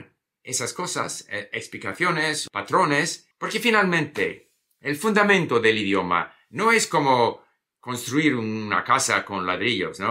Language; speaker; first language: Spanish; non-native, fluent; English